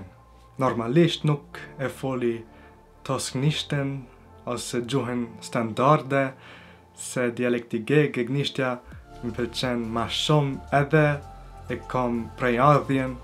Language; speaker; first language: Albanian; early bilingual, heritage; Albanian